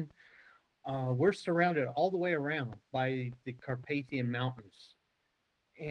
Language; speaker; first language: English; native; English